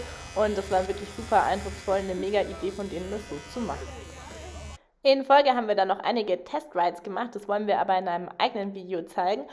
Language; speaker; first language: German; native; German